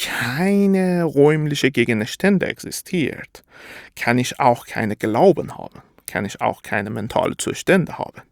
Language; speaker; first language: German; non-native, fluent; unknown